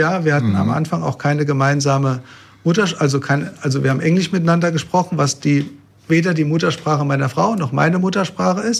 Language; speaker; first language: German; native; German